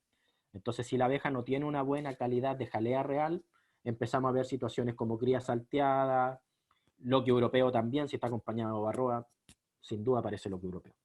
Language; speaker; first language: Spanish; native; Spanish